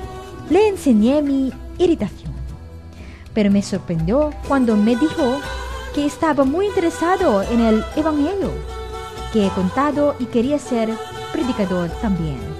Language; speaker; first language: Spanish; non-native, fluent; Filipino